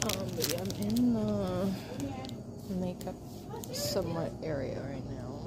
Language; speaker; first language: English; native; English